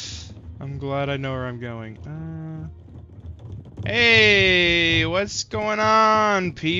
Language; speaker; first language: English; native; English